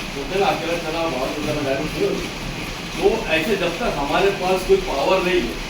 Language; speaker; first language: Hindi; native; Hindi